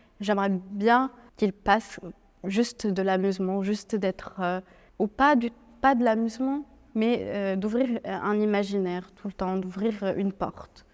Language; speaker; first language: French; non-native, local second language; Arabic